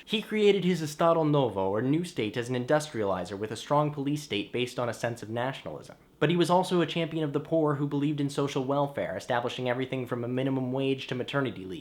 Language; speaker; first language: English; native; English